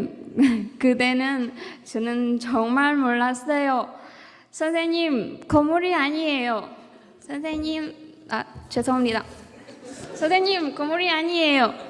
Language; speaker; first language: Korean; non-native, learner; Vietnamese